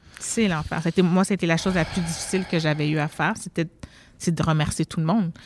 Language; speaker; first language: French; native; French